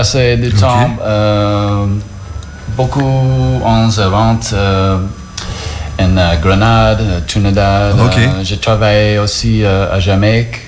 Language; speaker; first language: French; non-native, learner; English